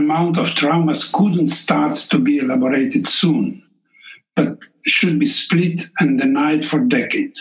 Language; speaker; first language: English; non-native, fluent; Slovenian